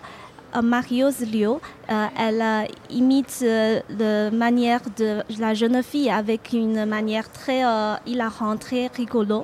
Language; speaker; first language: French; non-native, fluent; Chinese